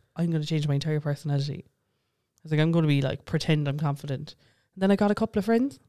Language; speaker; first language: English; native; English